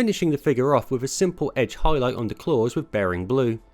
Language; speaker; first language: English; native; English